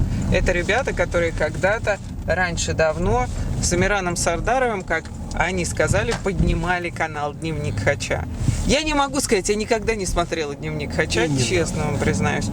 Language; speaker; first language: Russian; native; Russian